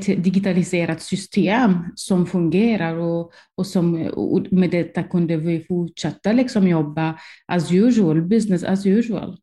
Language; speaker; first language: Swedish; non-native, fluent; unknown